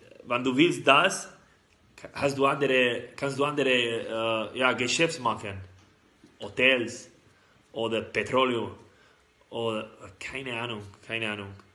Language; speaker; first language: German; non-native, learner; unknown